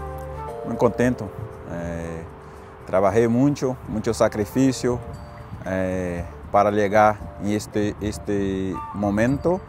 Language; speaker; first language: Spanish; non-native, fluent; Portuguese